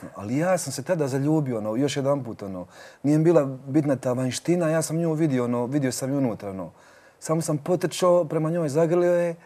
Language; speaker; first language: Croatian; native; Croatian